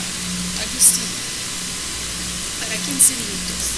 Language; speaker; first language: Spanish; non-native, fluent; French